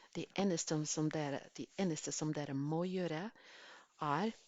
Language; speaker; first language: Norwegian; non-native, fluent; English